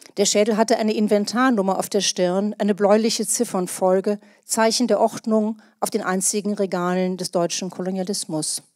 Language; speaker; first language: German; native; German